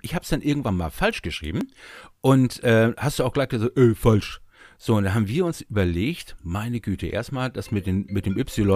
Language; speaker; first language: German; native; German